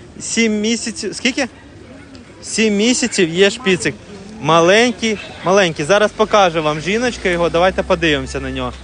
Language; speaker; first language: Ukrainian; non-native, local second language; Russian